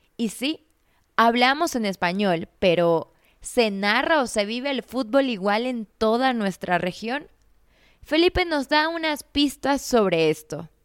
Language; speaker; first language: Spanish; native; Spanish